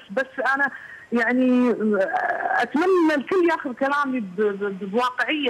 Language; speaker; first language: Arabic; native; Arabic